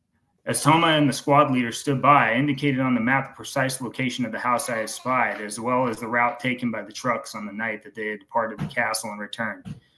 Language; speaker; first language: English; native; English